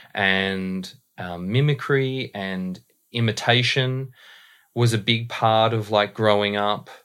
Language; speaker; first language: English; native; English